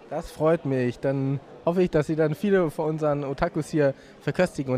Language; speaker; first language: German; native; German